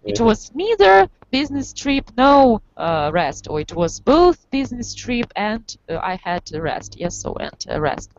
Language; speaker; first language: English; non-native, fluent; Russian